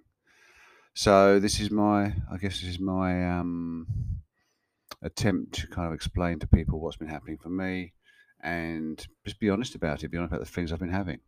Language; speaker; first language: English; native; English